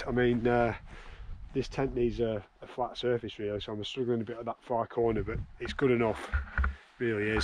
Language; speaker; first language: English; native; English